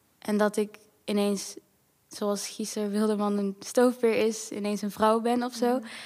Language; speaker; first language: Dutch; early bilingual, other home language; Kinyarwanda